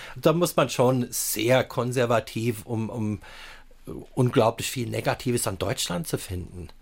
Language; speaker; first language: German; non-native, fluent; English